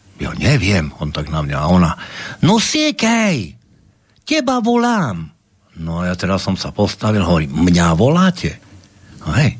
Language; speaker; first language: Slovak; native; Slovak